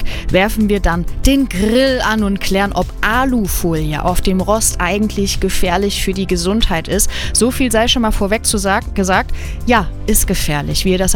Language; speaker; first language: German; native; German